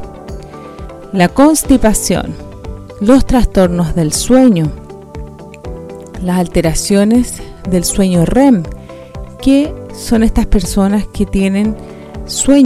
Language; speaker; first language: Spanish; native; Spanish